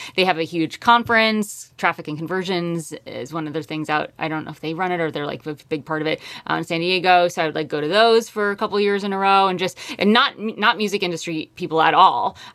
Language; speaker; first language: English; native; English